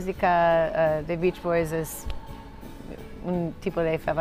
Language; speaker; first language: Spanish; non-native, learner; English